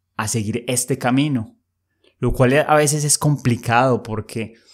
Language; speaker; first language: Spanish; native; Spanish